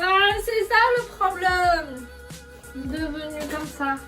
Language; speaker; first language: French; non-native, learner; Chinese